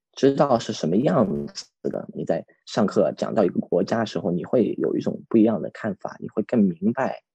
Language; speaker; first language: Chinese; early bilingual, heritage; Chinese